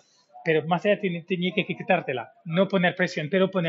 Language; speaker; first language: Spanish; non-native, fluent; English